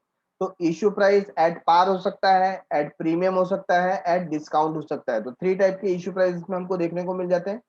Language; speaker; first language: Hindi; native; Hindi